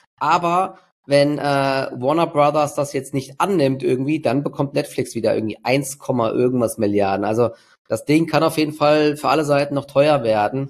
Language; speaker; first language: German; native; German